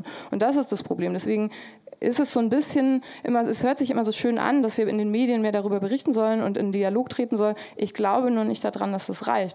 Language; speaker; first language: German; native; German